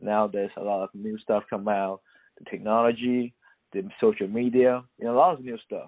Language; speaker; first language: English; non-native, local second language; Cantonese